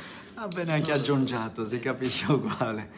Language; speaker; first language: Italian; native; Italian